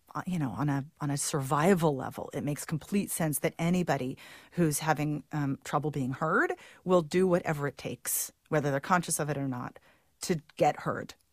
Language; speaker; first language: English; native; English